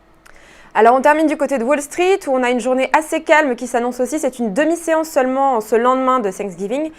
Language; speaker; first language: French; native; French